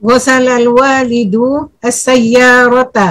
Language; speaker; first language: Arabic; non-native, learner; Malay